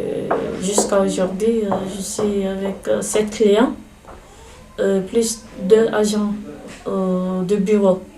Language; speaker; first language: French; non-native, learner; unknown